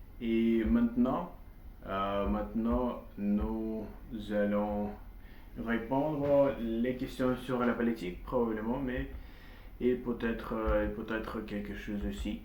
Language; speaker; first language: French; non-native, learner; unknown